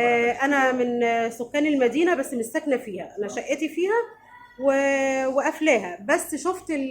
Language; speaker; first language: Arabic; native; Arabic